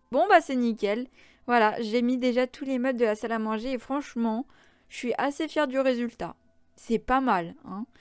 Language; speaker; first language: French; native; French